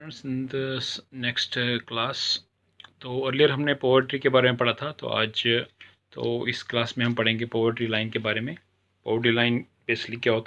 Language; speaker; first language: Hindi; non-native, local second language; Kashmiri